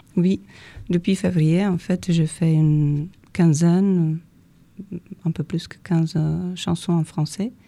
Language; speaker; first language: French; non-native, fluent; Czech